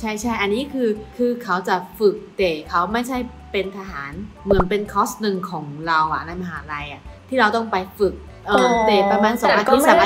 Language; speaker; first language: Thai; non-native, fluent; Chinese